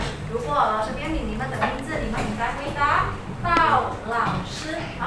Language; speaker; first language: Chinese; non-native, fluent; Indonesian